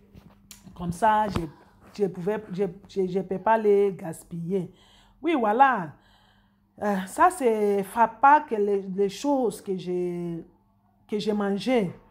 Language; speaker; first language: French; non-native, fluent; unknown